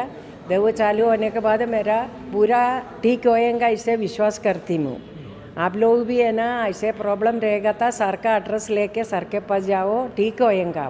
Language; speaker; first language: Hindi; non-native, local second language; Malayalam